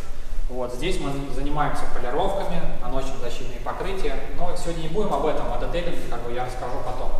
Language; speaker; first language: Russian; native; Russian